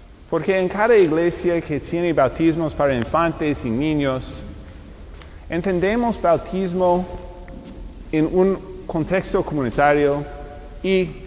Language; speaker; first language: Spanish; non-native, fluent; English